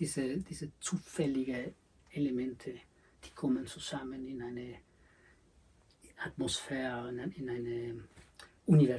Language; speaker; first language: German; non-native, learner; Spanish